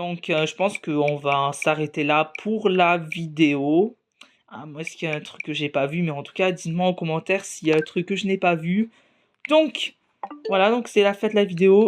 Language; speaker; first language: French; native; French